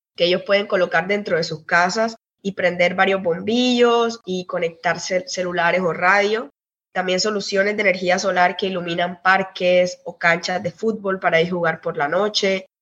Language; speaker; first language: Spanish; native; Spanish